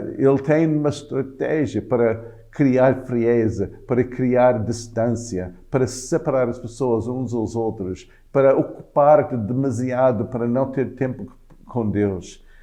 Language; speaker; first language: Portuguese; non-native, fluent; English